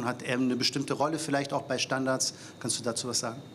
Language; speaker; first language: German; native; German